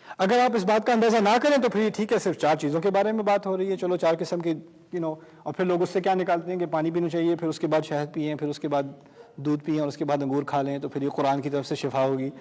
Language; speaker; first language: Urdu; early bilingual, heritage; Urdu